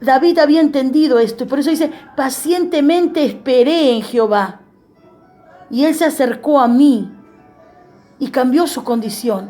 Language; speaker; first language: Spanish; native; Spanish